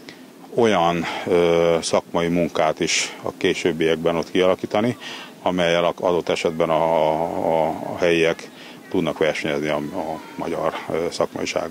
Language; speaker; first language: Hungarian; native; Hungarian